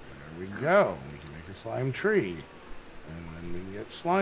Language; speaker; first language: English; native; English